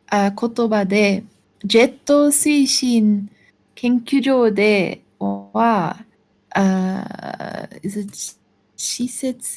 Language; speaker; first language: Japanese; non-native, learner; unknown